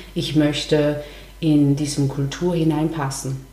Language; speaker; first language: German; non-native, fluent; Chinese